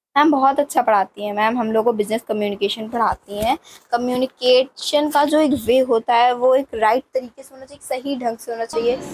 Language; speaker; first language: Hindi; native; Hindi